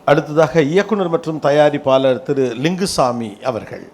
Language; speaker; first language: Tamil; native; Tamil